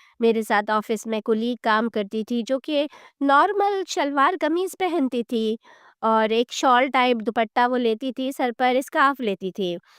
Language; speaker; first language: Urdu; native; Urdu